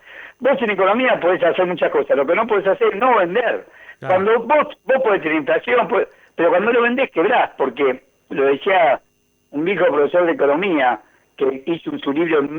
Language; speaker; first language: Spanish; native; Spanish